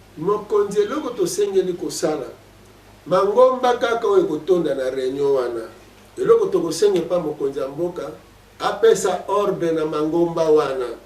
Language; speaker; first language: Lingala; non-native, local second language; Kongo